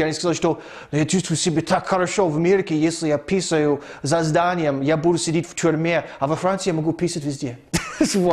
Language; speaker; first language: Russian; non-native, fluent; English